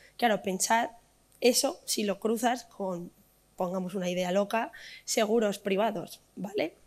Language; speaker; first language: Spanish; native; Spanish